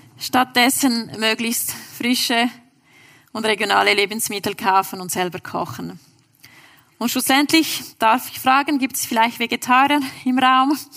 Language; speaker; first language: German; non-native, local second language; French